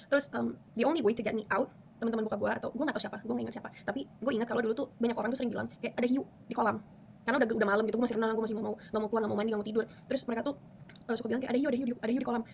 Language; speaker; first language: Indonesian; early bilingual, other home language; Spanish